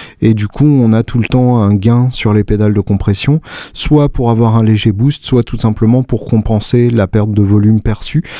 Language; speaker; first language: French; native; French